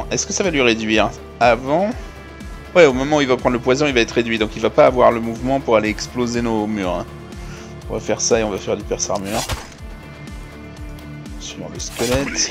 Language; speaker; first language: French; native; French